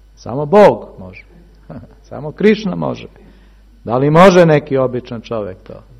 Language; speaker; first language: Serbian; early bilingual, heritage; Serbian